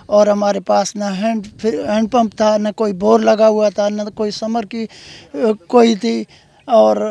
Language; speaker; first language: Urdu; non-native, local second language; Sindhi